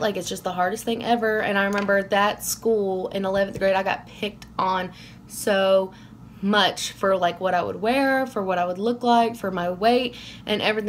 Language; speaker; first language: English; native; English